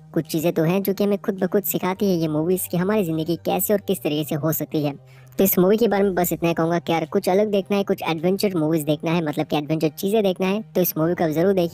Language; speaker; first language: Hindi; native; Hindi